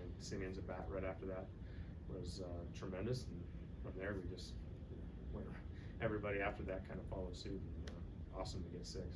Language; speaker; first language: English; native; English